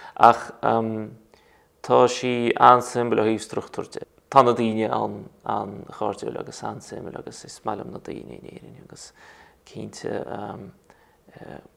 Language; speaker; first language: Irish; non-native, fluent; Russian